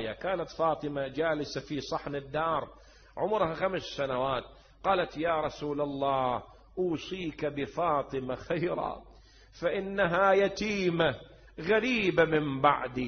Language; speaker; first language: Arabic; native; Arabic